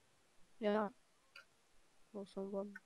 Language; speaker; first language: Czech; non-native, local second language; Slovak